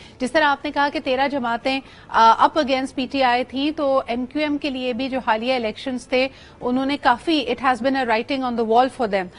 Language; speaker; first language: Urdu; native; Urdu